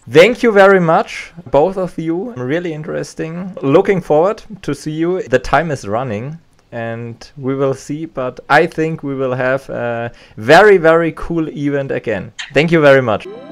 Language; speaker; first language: English; non-native, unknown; German